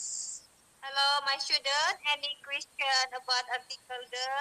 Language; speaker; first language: English; non-native, learner; Indonesian